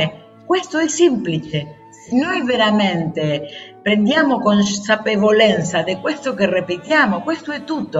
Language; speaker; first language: Italian; non-native, learner; Spanish